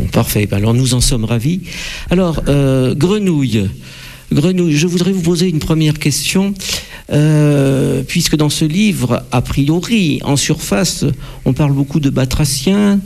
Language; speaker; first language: French; native; French